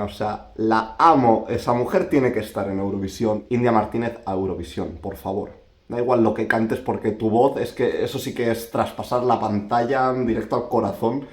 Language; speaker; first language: Spanish; native; Spanish